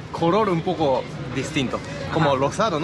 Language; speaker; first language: Spanish; non-native, learner; Japanese